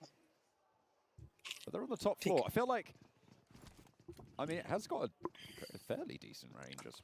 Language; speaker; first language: English; native; English